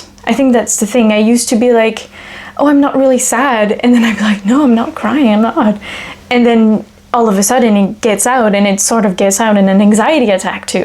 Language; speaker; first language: English; non-native, fluent; French